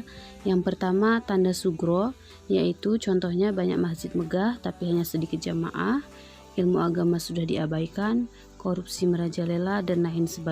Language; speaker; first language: Indonesian; native; Indonesian